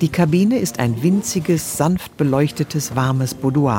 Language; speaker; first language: German; native; German